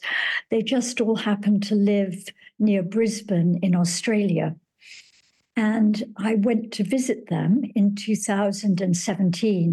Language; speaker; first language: English; native; English